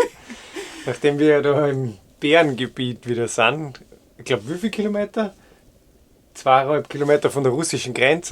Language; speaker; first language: German; native; German